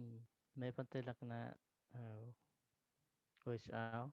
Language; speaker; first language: English; non-native, learner; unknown